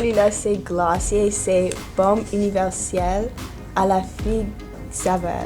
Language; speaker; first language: French; non-native, local second language; English